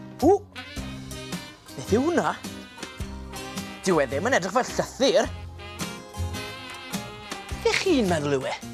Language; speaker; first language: Welsh; native; Welsh